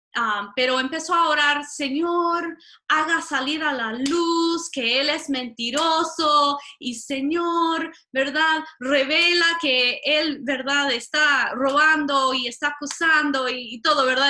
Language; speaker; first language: Spanish; non-native, fluent; English